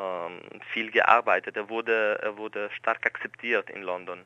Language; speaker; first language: German; non-native, fluent; Greek